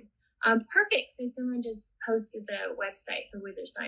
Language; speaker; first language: English; native; English